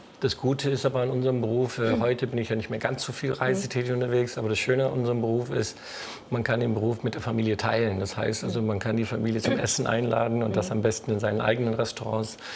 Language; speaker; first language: German; non-native, fluent; English